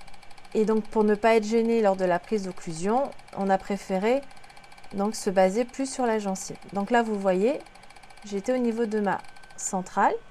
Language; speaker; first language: French; native; French